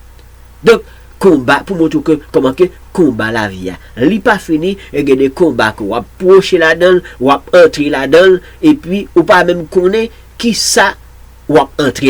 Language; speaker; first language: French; non-native, local second language; Haitian Creole